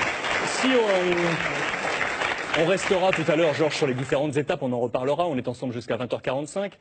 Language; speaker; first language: French; native; French